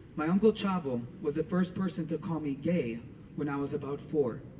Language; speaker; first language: English; native; English